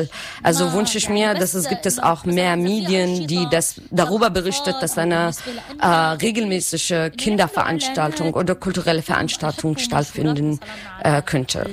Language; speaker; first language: German; non-native, learner; Arabic